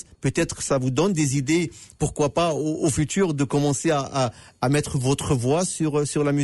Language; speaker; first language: French; native; French